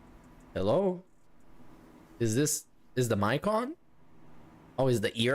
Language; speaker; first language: English; native; English